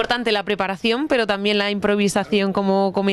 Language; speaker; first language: Spanish; native; Spanish